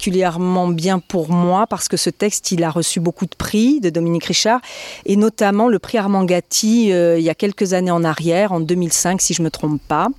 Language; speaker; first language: French; native; French